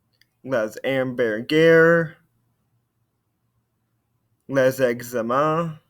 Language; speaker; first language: French; non-native, fluent; English